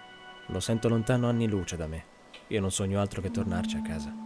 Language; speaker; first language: Italian; native; Italian